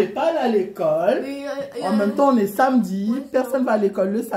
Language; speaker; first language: French; native; French